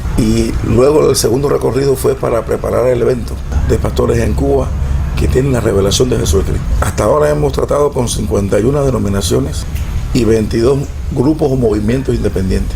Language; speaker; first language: Spanish; native; Spanish